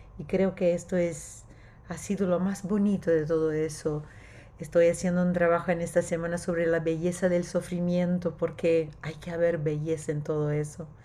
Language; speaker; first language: Spanish; non-native, fluent; Portuguese